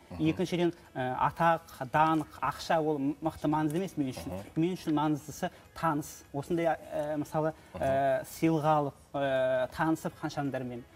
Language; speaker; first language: Kazakh; native; Kazakh